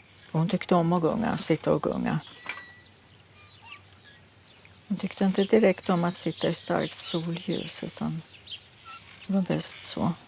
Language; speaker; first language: Swedish; early bilingual, other home language; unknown